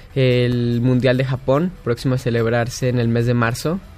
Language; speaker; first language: Spanish; native; Spanish